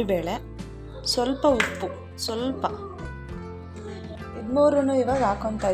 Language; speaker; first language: Kannada; native; Kannada